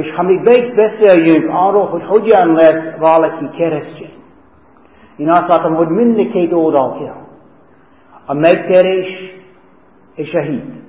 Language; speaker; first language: Hungarian; non-native, fluent; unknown